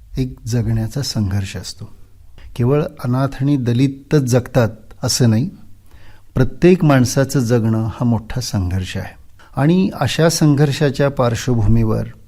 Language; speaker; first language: Marathi; native; Marathi